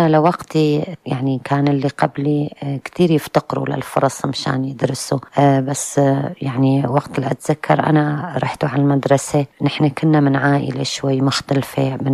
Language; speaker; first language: Arabic; non-native, local second language; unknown